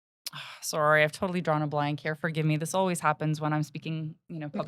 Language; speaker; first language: English; native; English